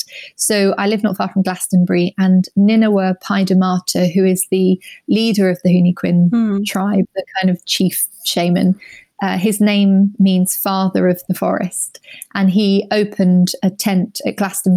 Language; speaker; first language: English; native; English